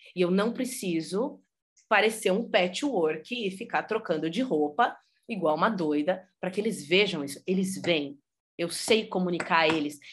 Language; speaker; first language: Portuguese; early bilingual, heritage; Portuguese